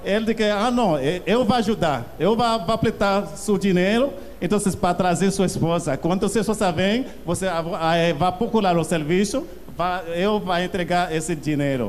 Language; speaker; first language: Portuguese; non-native, learner; Haitian Creole